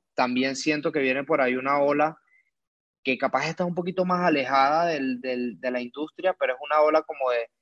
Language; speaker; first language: Spanish; native; Spanish